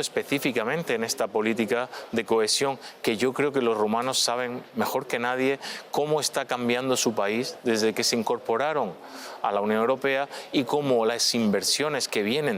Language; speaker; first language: Spanish; native; Spanish